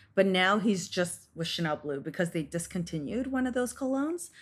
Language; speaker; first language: English; native; English